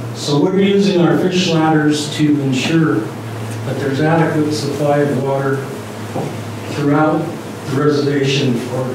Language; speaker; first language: English; native; English